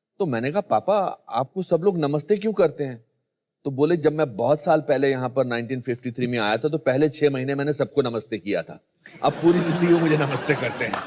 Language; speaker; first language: Hindi; native; Hindi